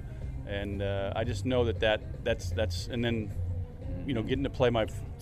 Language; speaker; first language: English; native; English